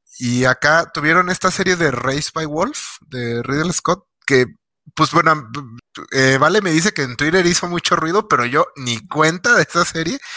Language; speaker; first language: Spanish; native; Spanish